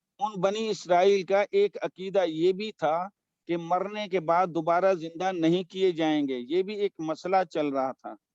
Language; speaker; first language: Urdu; native; Urdu